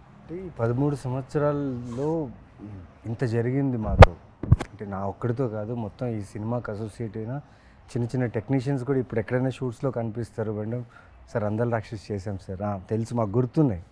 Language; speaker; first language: Telugu; native; Telugu